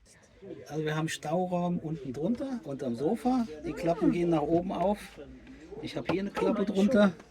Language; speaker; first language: German; native; German